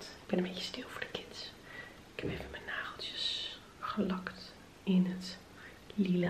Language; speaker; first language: Dutch; native; Dutch